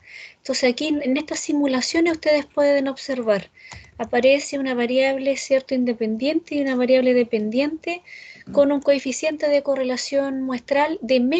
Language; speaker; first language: Spanish; native; Spanish